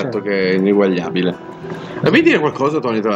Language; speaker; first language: Italian; native; Italian